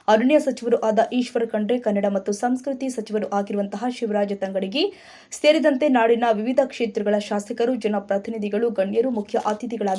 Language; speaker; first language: Kannada; native; Kannada